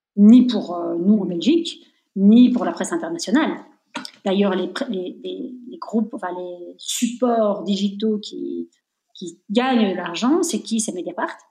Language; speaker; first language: French; native; French